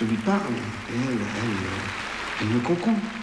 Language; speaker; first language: French; native; French